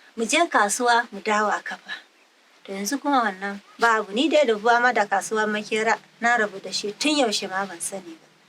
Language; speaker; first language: Hausa; non-native, local second language; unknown